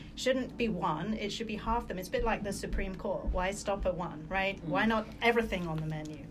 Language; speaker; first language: English; early bilingual, other home language; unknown